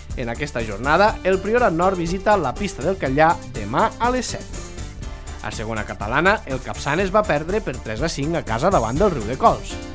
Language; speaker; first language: Catalan; native; Catalan